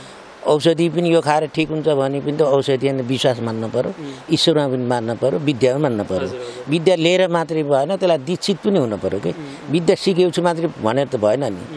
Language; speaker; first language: Nepali; native; Nepali